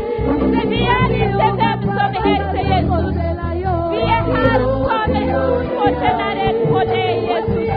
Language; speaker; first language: Swedish; non-native, fluent; French